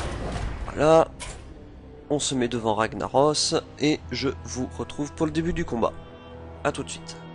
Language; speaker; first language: French; native; French